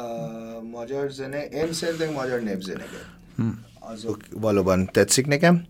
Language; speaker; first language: Hungarian; non-native, fluent; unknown